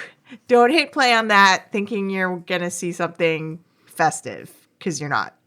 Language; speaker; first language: English; native; English